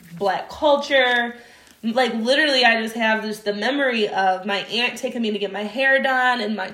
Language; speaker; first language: English; native; English